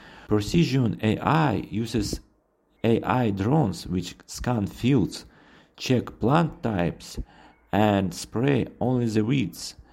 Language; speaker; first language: English; non-native, fluent; Russian